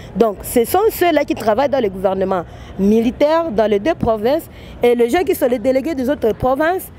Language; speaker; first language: French; non-native, local second language; Swahili